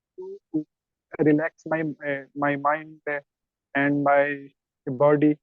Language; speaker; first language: English; non-native, learner; Urdu